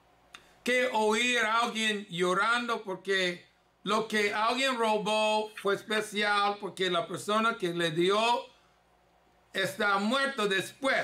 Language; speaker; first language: Spanish; early bilingual, heritage; English